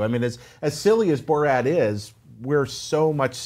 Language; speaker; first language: English; native; English